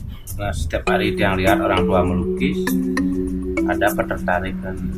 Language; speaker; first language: Indonesian; non-native, local second language; Balinese